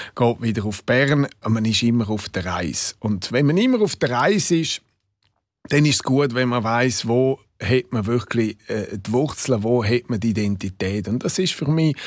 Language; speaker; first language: German; non-native, local second language; Romansh